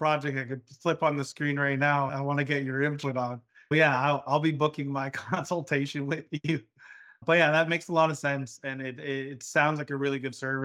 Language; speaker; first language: English; native; English